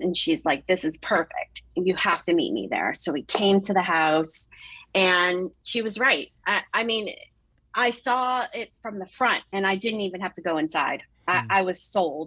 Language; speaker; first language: English; native; English